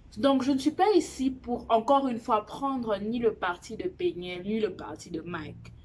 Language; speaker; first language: French; non-native, local second language; Lingala